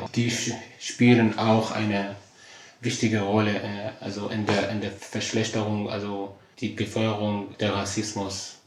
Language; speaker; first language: German; non-native, fluent; Arabic